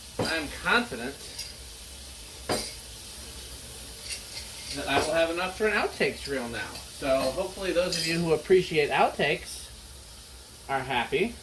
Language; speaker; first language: English; native; English